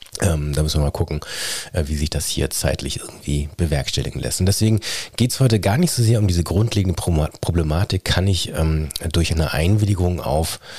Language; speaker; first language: German; native; German